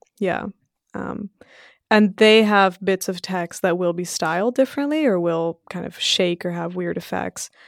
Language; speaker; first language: English; early bilingual, other home language; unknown